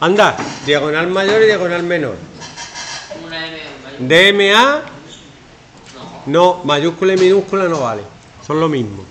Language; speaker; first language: Spanish; native; Spanish